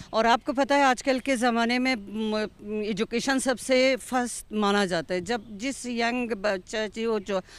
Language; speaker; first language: Hindi; non-native, fluent; Persian